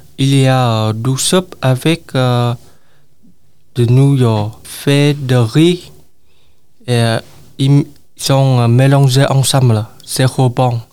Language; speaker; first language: French; non-native, learner; Vietnamese